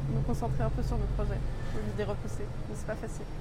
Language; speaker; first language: French; native; French